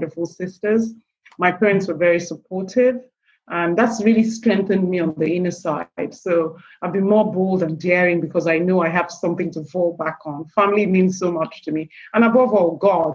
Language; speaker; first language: English; non-native, local second language; Yoruba